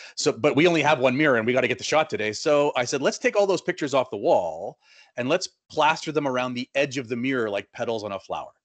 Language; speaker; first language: English; native; English